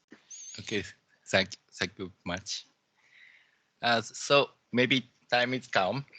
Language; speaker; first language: English; non-native, learner; Japanese